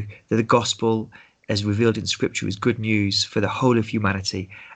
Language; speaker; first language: English; native; English